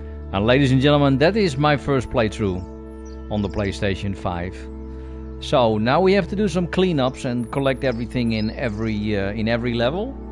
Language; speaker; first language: English; non-native, fluent; Dutch